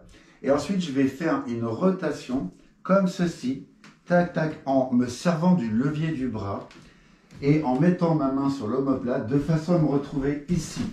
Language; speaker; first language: French; native; French